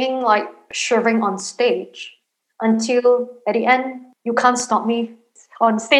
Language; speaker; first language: English; non-native, local second language; Chinese